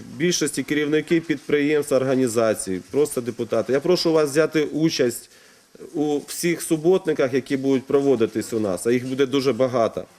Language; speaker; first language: Ukrainian; non-native, local second language; Russian